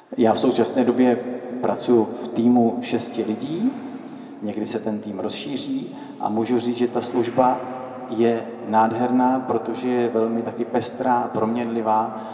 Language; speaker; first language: Czech; native; Czech